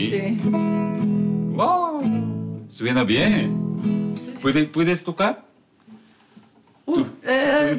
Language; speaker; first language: Spanish; non-native, learner; Korean